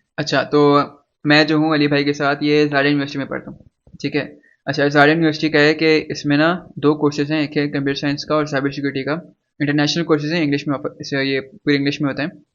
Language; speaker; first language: Urdu; native; Urdu